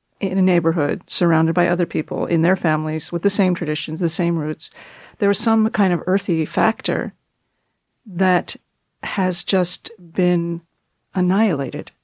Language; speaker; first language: English; native; English